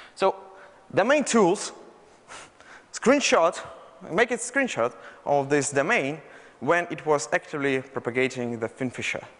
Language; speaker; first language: English; non-native, fluent; Russian